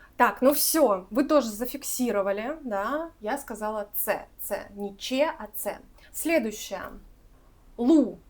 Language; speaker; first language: Russian; native; Russian